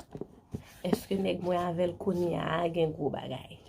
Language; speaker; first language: French; non-native, learner; Haitian Creole